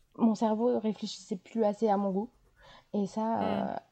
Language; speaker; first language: French; native; French